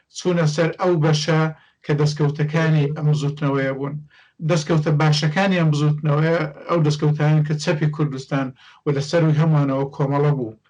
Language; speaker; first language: Central Kurdish; native; Central Kurdish